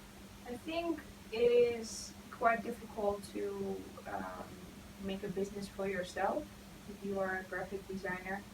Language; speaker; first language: English; non-native, fluent; Dutch